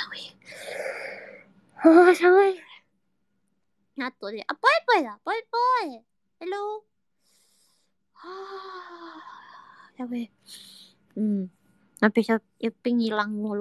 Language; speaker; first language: Japanese; non-native, learner; Indonesian